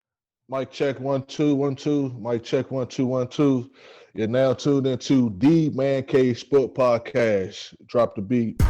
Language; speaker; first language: English; native; English